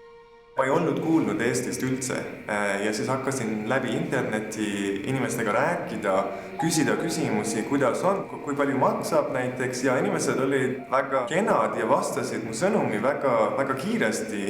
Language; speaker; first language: Estonian; non-native, learner; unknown